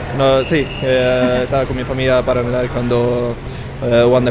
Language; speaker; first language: Spanish; early bilingual, heritage; Spanish